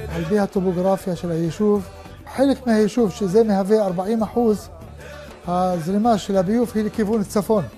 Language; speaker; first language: Hebrew; non-native, local second language; Arabic